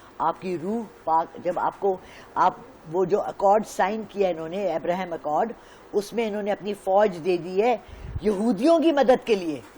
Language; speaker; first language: Urdu; non-native, local second language; Pashto